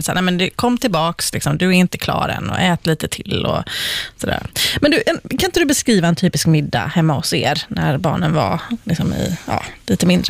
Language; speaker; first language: Swedish; native; Swedish